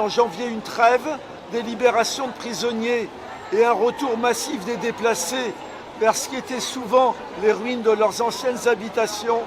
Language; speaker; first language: French; native; French